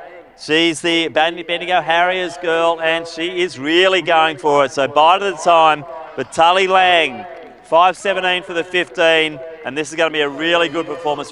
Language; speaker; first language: English; native; English